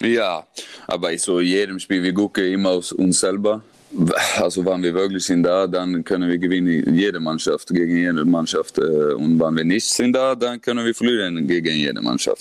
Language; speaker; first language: German; non-native, learner; Swedish